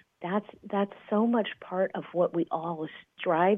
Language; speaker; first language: English; native; English